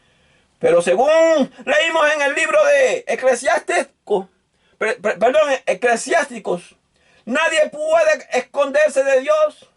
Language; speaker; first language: Spanish; native; Spanish